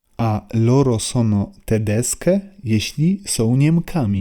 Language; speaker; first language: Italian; non-native, learner; Polish